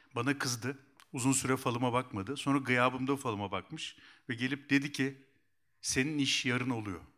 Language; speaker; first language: Turkish; native; Turkish